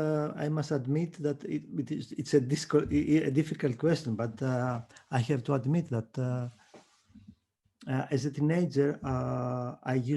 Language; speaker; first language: English; non-native, fluent; Greek